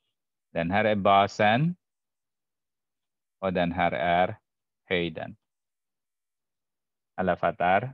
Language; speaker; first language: Swedish; non-native, fluent; Arabic